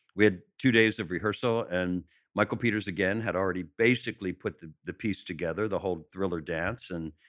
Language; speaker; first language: English; native; English